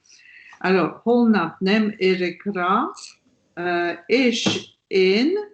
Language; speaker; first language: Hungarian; non-native, learner; French